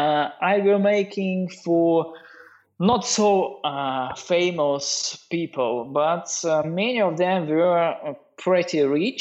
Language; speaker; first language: English; non-native, learner; Russian